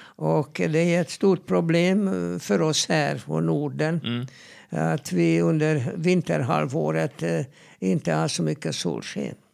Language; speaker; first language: Swedish; non-native, fluent; Hungarian